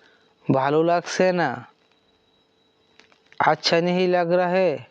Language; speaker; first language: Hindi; non-native, learner; Bangla